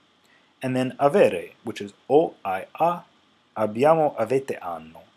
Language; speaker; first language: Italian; non-native, fluent; English